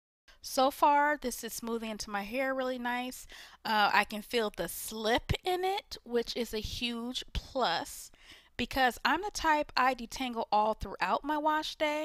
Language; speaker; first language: English; native; English